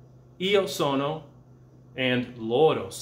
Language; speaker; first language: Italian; non-native, fluent; English